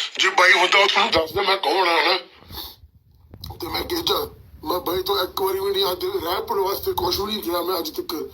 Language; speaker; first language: Punjabi; early bilingual, heritage; Punjabi